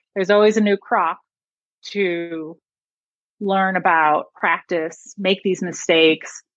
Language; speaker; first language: English; native; English